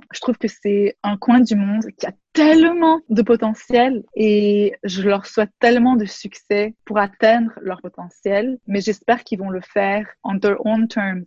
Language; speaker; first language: French; native; French